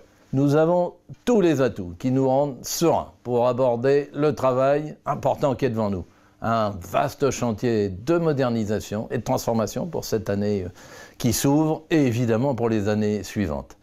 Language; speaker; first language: French; native; French